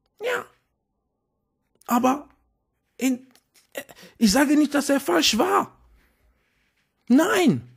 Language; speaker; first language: German; non-native, fluent; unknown